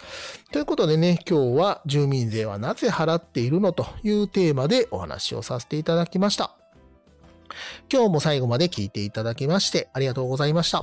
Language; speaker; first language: Japanese; native; Japanese